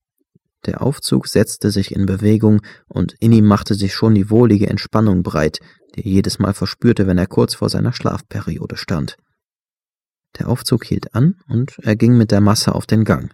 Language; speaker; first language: German; native; German